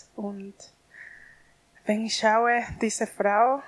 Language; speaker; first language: German; non-native, learner; Spanish